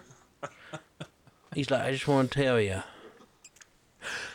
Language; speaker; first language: English; native; English